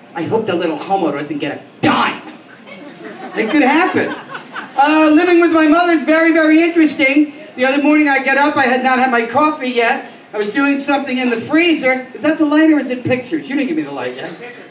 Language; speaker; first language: English; native; English